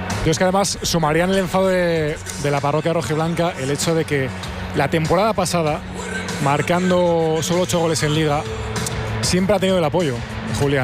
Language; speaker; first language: Spanish; native; Spanish